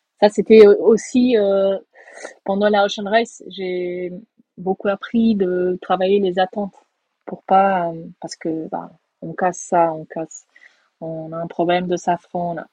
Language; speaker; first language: French; non-native, fluent; Portuguese